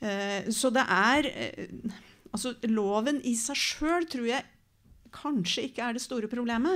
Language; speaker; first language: Norwegian; native; Norwegian